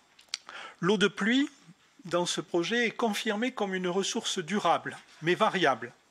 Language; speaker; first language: French; native; French